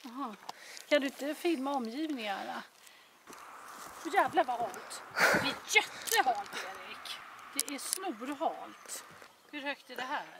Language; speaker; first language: Swedish; native; Swedish